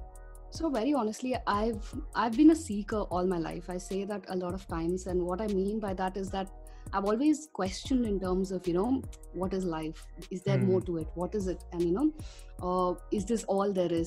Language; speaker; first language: English; non-native, local second language; Tamil